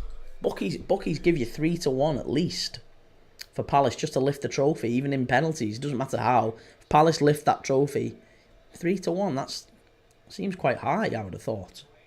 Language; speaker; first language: English; native; English